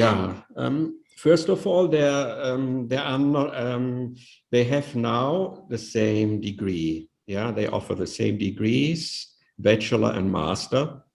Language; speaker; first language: English; non-native, fluent; Indonesian